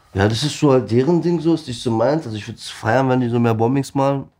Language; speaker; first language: German; early bilingual, other home language; Turkish